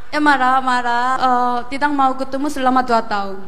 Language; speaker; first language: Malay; non-native, fluent; Korean